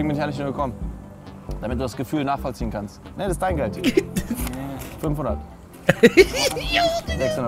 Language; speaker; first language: German; native; German